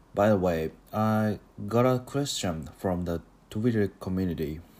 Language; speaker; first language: English; non-native, learner; Japanese